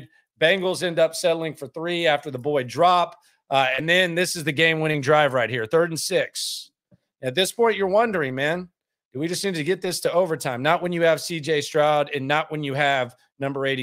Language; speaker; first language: English; native; English